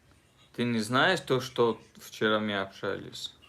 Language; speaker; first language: Russian; non-native, fluent; Tajik